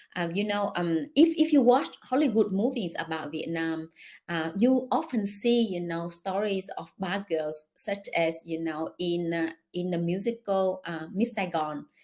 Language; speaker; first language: English; non-native, fluent; Vietnamese